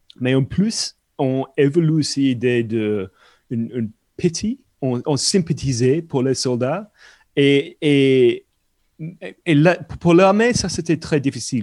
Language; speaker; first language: French; non-native, fluent; English